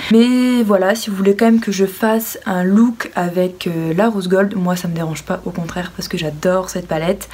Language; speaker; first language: French; native; French